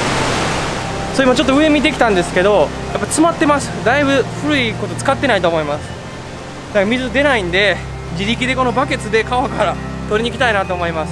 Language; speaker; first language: Japanese; native; Japanese